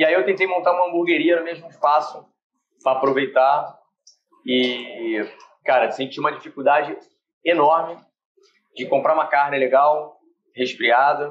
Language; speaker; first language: Portuguese; native; Portuguese